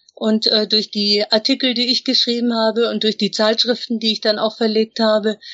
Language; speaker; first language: German; native; German